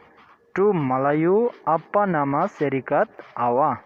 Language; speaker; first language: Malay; non-native, learner; Nepali